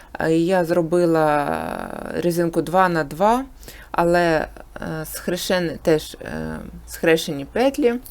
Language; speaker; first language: Ukrainian; non-native, local second language; Russian